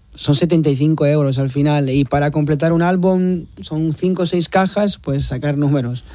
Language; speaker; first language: Spanish; non-native, fluent; Italian